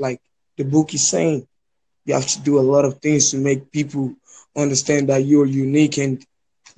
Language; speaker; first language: English; non-native, local second language; Yoruba